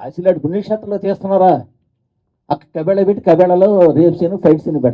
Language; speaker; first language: Telugu; native; Telugu